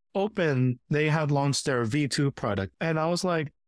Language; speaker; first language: English; early bilingual, other home language; Filipino